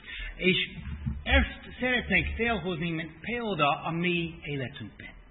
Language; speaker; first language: Hungarian; non-native, fluent; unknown